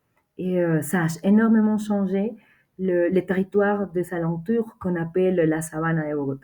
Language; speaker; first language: French; non-native, fluent; Spanish